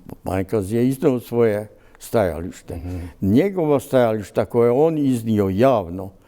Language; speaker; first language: Croatian; native; Croatian